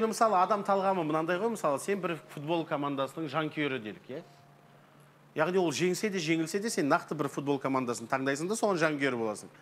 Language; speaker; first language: Kazakh; native; Kazakh